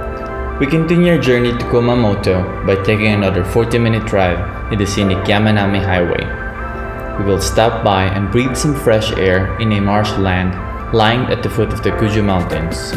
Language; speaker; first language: English; non-native, local second language; Filipino